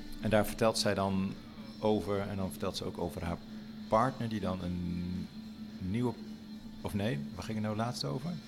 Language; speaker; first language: Dutch; native; Dutch